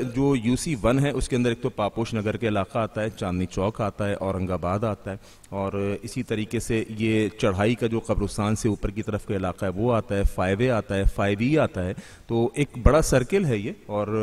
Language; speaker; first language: Urdu; native; Urdu